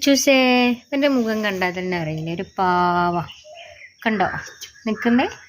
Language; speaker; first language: Malayalam; native; Malayalam